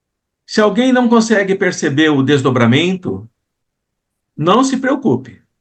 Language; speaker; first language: Portuguese; native; Portuguese